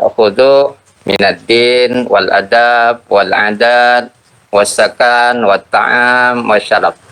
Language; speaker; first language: Arabic; non-native, learner; Indonesian